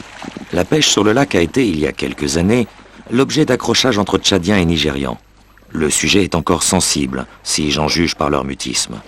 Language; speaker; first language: French; native; French